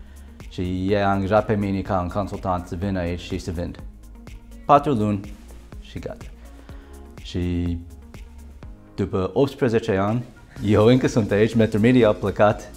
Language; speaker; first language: Romanian; non-native, learner; English